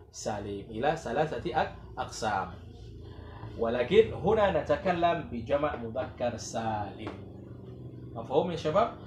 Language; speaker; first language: Arabic; non-native, fluent; Indonesian